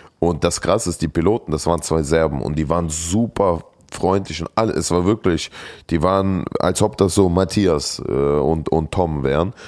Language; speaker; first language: German; early bilingual, other home language; Russian